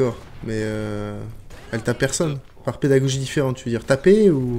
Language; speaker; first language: French; native; French